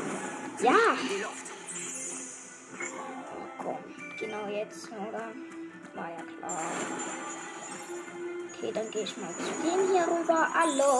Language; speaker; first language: German; native; German